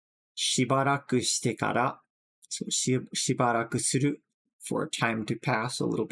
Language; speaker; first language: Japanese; non-native, fluent; English